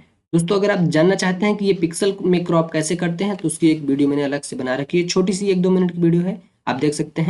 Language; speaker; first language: Hindi; native; Hindi